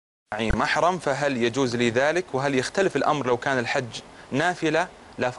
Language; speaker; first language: Arabic; native; Arabic